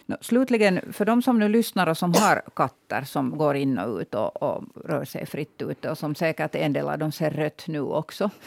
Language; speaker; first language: Swedish; native; Swedish